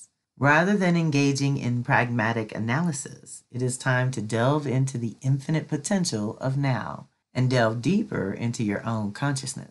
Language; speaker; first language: English; native; English